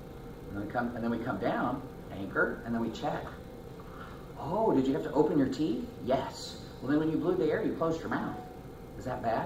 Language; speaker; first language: English; native; English